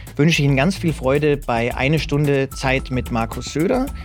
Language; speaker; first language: German; native; German